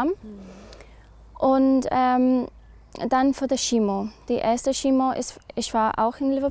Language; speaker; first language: German; non-native, learner; English